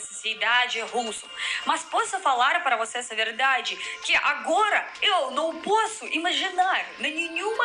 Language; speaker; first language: Portuguese; non-native, fluent; Russian